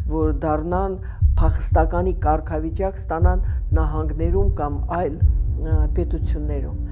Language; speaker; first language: Armenian; native; Armenian